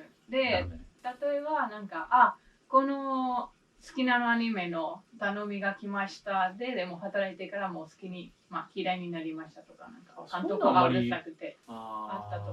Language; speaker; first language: Japanese; non-native, learner; English